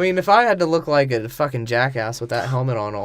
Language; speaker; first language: English; native; English